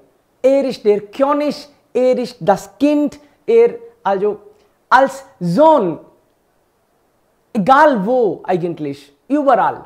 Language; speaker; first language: German; non-native, fluent; Hindi